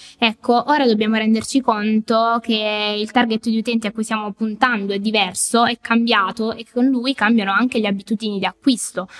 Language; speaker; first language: Italian; native; Italian